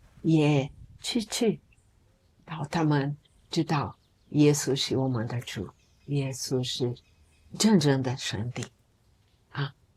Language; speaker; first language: Chinese; non-native, learner; Portuguese